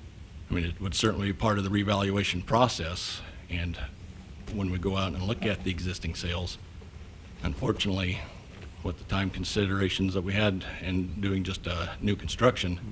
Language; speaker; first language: English; native; English